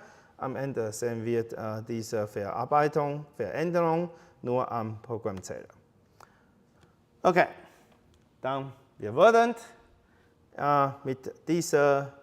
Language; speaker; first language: German; non-native, fluent; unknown